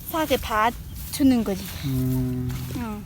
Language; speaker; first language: Korean; non-native, learner; Khmer